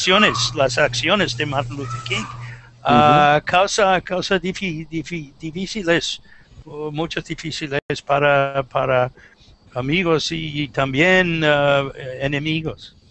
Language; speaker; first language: Spanish; non-native, learner; English